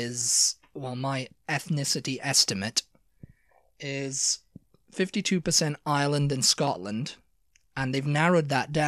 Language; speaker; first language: English; native; English